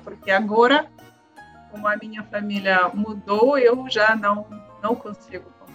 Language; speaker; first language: Portuguese; non-native, learner; Russian